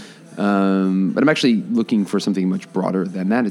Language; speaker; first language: English; native; English